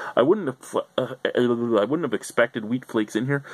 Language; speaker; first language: English; native; English